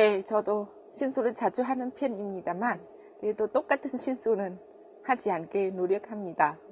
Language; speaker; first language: Korean; non-native, fluent; Vietnamese